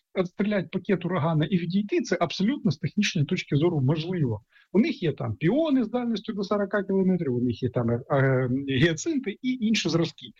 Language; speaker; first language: Ukrainian; native; Ukrainian